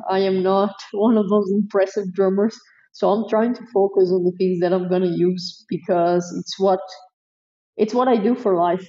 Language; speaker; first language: English; non-native, fluent; Portuguese